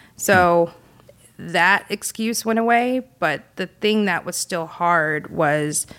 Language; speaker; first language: English; native; English